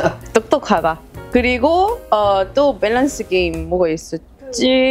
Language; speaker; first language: Korean; non-native, fluent; Arabic